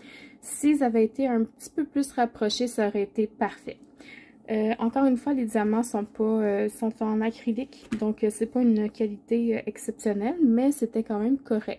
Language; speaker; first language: French; native; French